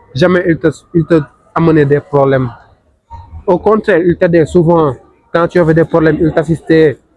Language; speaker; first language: French; non-native, local second language; Wolof